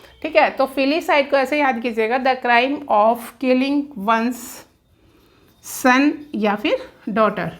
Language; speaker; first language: Hindi; native; Hindi